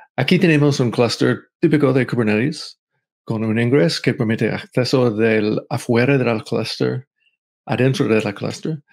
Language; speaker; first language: Spanish; non-native, fluent; English